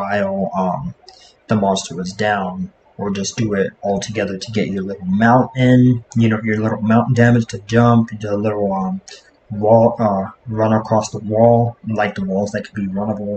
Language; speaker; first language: English; native; English